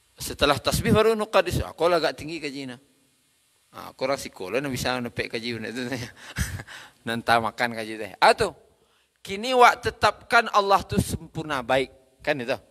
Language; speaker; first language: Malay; non-native, local second language; Minangkabau